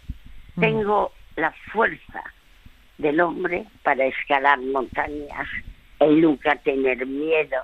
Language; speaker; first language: Spanish; early bilingual, other home language; French